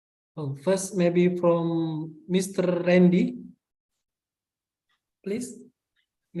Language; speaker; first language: English; non-native, fluent; Indonesian